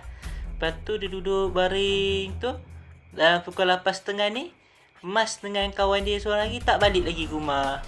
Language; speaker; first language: Malay; native; Malay